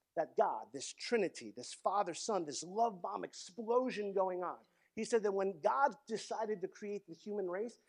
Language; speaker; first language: English; native; English